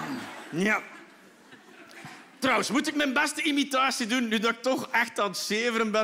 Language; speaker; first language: Dutch; native; Dutch